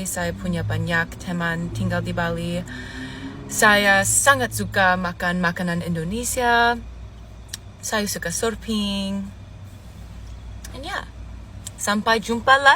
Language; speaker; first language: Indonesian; non-native, learner; English